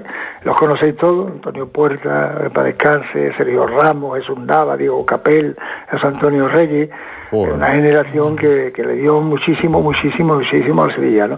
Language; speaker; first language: Spanish; native; Spanish